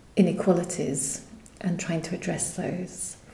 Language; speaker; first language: English; native; English